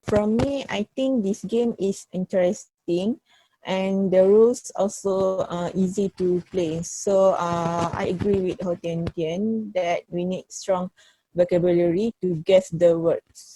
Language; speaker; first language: English; non-native, fluent; Malay